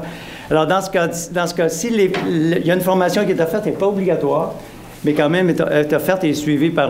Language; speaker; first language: French; native; French